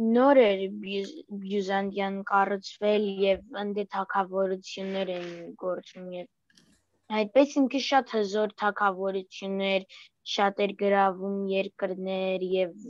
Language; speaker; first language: Armenian; early bilingual, heritage; Armenian